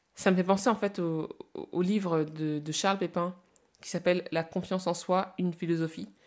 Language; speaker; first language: French; native; French